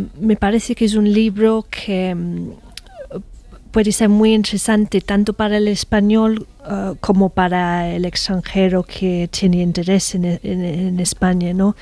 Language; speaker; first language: Spanish; non-native, fluent; English